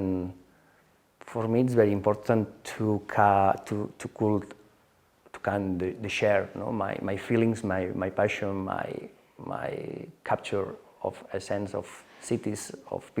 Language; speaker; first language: English; non-native, learner; Spanish